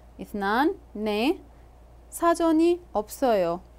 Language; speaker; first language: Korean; non-native, fluent; Arabic